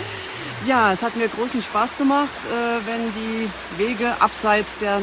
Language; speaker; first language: German; native; German